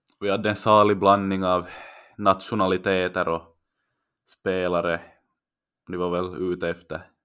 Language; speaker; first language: Swedish; native; Swedish